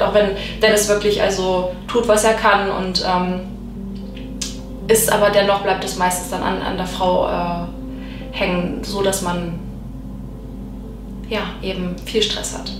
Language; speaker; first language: German; native; German